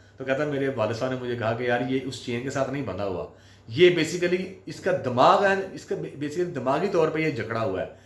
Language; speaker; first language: Urdu; non-native, local second language; Punjabi